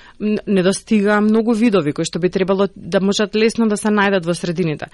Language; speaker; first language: Macedonian; native; Macedonian